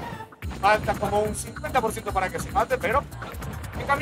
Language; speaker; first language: Spanish; native; Spanish